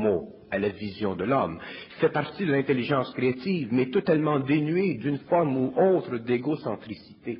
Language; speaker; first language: French; native; French